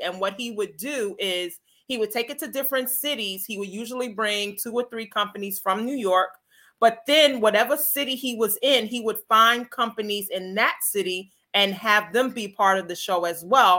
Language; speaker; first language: English; native; English